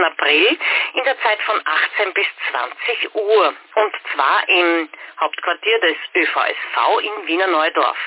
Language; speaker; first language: German; native; German